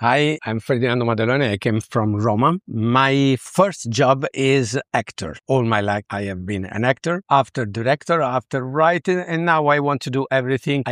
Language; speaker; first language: English; non-native, learner; Italian